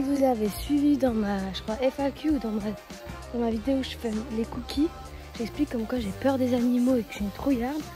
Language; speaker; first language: French; native; French